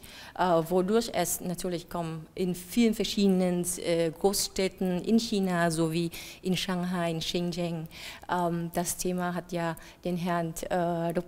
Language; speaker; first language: German; non-native, fluent; Vietnamese